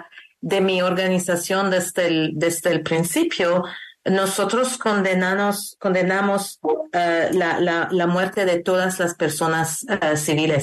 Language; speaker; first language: Spanish; non-native, learner; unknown